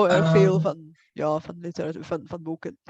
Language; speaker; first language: Dutch; non-native, fluent; Bulgarian